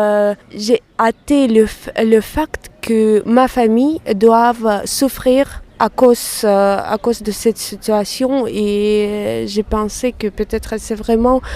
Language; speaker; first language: French; non-native, fluent; Russian